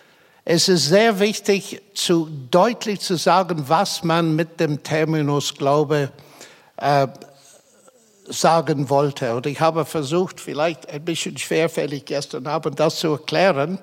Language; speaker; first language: German; non-native, fluent; English